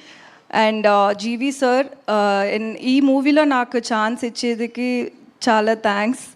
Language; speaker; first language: Telugu; non-native, learner; Tamil